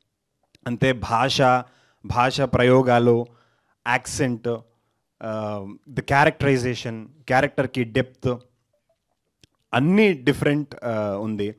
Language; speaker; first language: Telugu; non-native, learner; Kannada